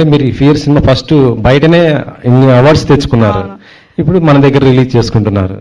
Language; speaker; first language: Telugu; native; Telugu